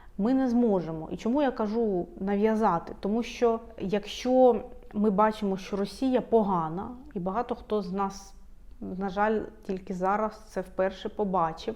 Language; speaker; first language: Ukrainian; non-native, local second language; Russian